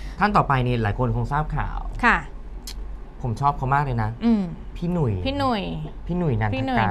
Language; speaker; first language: Thai; native; Thai